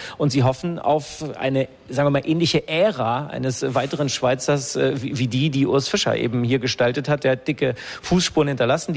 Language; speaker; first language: German; native; German